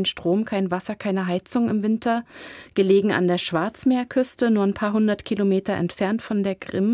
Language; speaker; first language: German; native; German